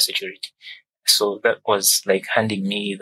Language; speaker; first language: English; non-native, local second language; Ganda